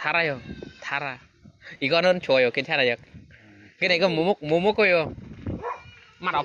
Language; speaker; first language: Korean; non-native, learner; Khmer